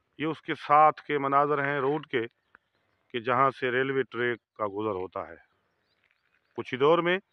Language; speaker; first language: Urdu; non-native, local second language; Sindhi